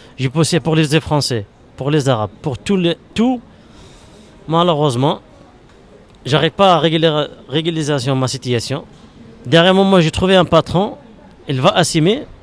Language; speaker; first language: French; non-native, local second language; Arabic